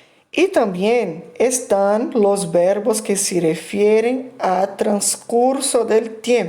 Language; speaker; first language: Spanish; non-native, fluent; Portuguese